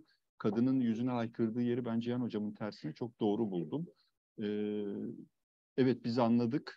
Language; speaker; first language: Turkish; native; Turkish